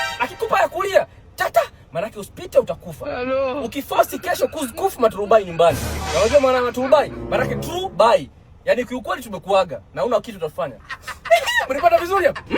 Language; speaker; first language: Swahili; native; Swahili